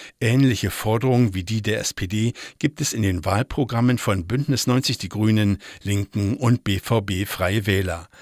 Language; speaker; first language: German; native; German